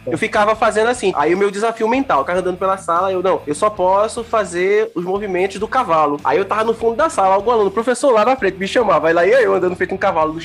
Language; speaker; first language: Portuguese; native; Portuguese